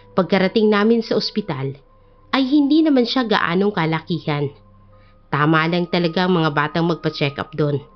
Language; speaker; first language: Filipino; native; Filipino